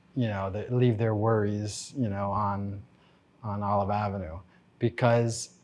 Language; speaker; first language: English; native; English